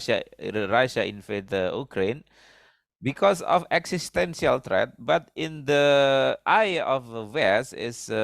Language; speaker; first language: English; non-native, learner; Indonesian